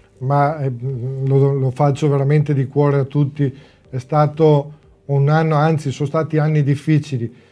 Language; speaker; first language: Italian; native; Italian